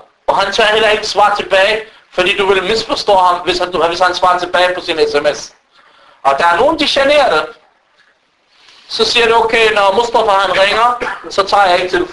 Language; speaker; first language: Danish; non-native, fluent; Arabic